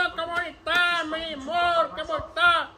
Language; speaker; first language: Spanish; non-native, learner; English